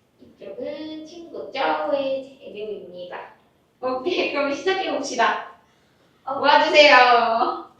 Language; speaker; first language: Korean; non-native, learner; Vietnamese